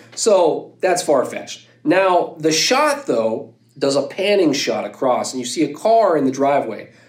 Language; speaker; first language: English; native; English